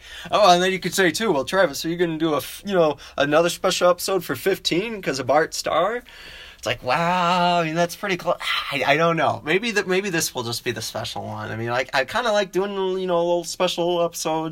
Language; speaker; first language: English; native; English